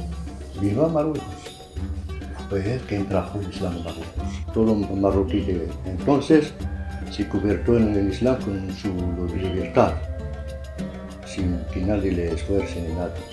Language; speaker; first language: Spanish; non-native, fluent; Arabic